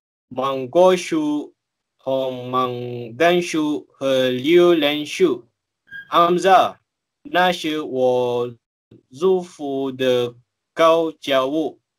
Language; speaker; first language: Chinese; non-native, learner; Malay